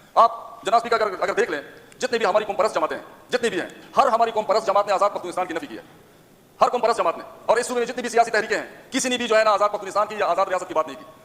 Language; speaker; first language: Urdu; non-native, local second language; Pashto